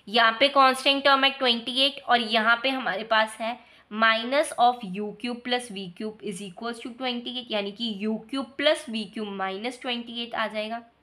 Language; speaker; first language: Hindi; native; Hindi